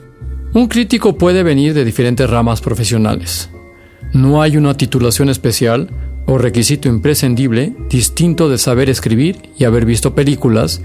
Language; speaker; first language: Spanish; native; Spanish